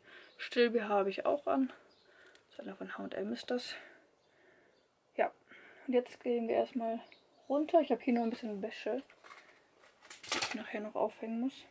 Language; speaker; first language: German; native; German